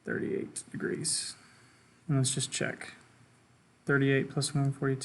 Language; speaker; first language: English; native; English